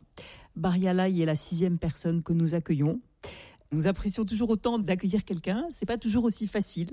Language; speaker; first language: French; native; French